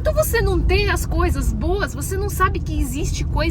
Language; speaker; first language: Portuguese; non-native, learner; Russian